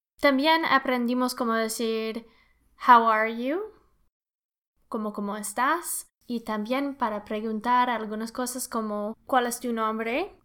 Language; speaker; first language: Spanish; non-native, learner; English